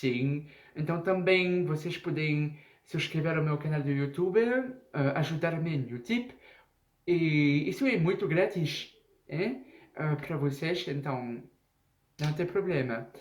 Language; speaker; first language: Portuguese; non-native, learner; French